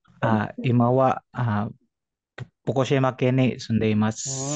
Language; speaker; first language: Japanese; non-native, learner; Filipino